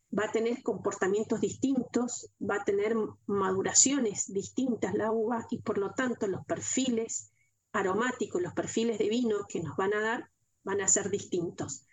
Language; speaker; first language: Spanish; native; Spanish